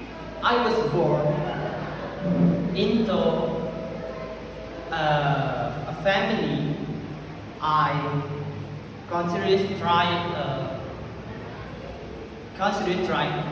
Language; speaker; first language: English; non-native, learner; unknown